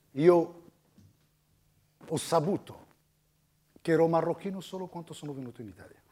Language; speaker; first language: Italian; non-native, fluent; Arabic